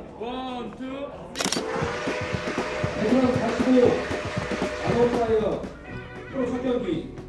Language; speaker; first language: Korean; native; Korean